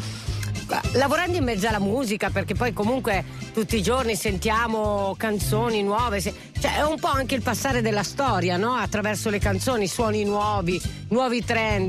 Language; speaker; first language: Italian; native; Italian